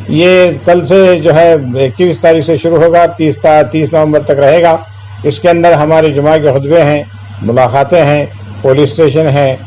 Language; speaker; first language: Urdu; native; Urdu